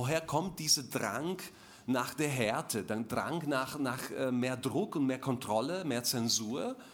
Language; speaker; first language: German; non-native, fluent; Slovak